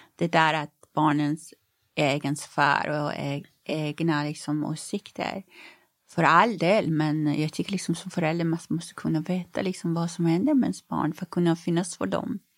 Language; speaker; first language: Swedish; non-native, fluent; Persian